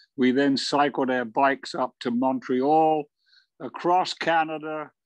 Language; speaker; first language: English; native; English